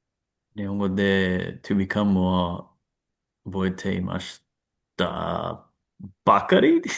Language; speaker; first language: Japanese; non-native, learner; English